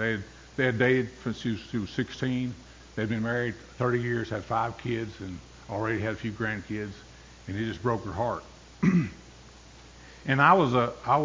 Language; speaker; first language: English; native; English